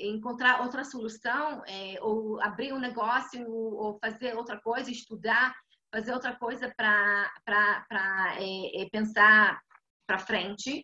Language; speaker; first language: Portuguese; non-native, fluent; Hebrew